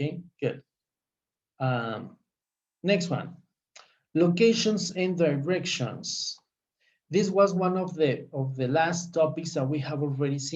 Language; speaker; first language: English; non-native, fluent; Spanish